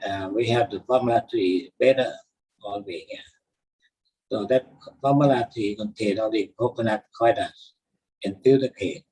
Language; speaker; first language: English; non-native, learner; Thai